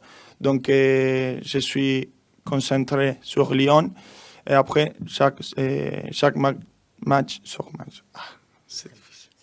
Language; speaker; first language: French; non-native, learner; Spanish